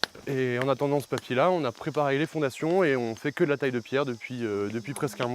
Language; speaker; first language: French; native; French